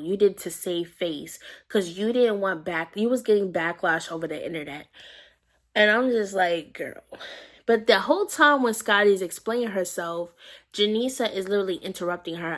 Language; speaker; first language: English; native; English